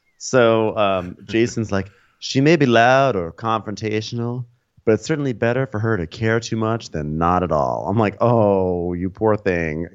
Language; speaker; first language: English; native; English